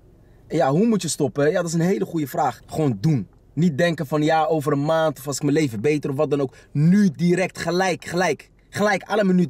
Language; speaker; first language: Dutch; native; Dutch